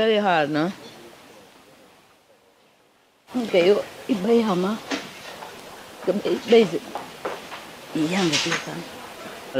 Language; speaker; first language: English; non-native, fluent; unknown